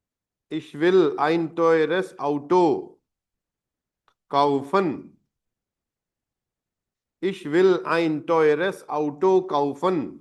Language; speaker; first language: German; non-native, fluent; Hindi